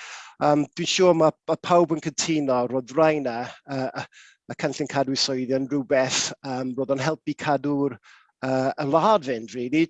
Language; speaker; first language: Welsh; non-native, local second language; English